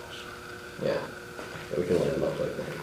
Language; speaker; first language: English; native; English